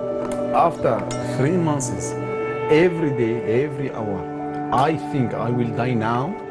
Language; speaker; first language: English; non-native, learner; Arabic